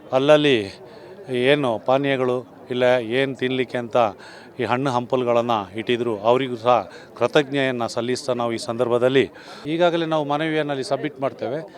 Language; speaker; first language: Kannada; non-native, local second language; Kodava